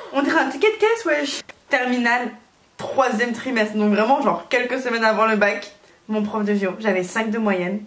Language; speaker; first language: French; native; French